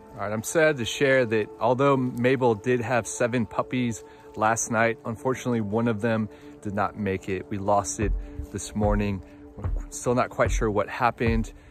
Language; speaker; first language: English; native; English